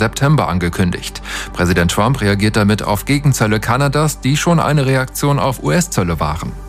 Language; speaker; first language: German; native; German